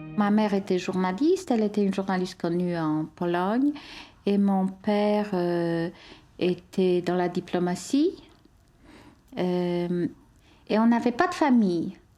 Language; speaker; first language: French; non-native, fluent; Polish